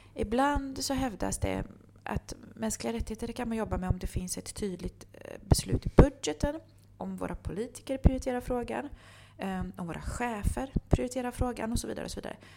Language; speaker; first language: Swedish; early bilingual, other home language; Bosnian